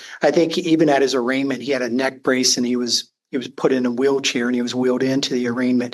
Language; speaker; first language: English; native; English